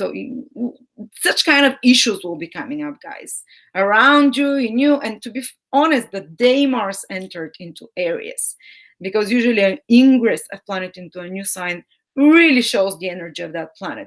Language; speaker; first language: English; non-native, fluent; Bulgarian